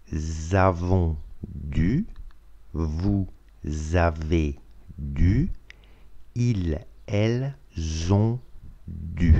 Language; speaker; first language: French; non-native, fluent; Russian